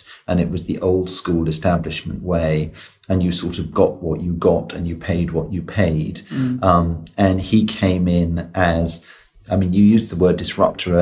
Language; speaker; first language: English; native; English